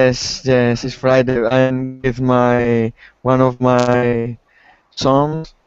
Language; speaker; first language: English; non-native, learner; Spanish